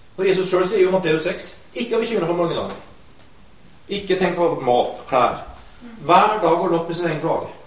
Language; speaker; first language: Norwegian; native; Norwegian